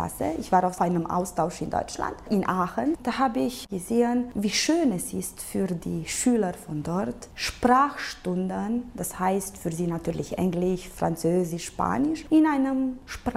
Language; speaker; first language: German; non-native, local second language; Romanian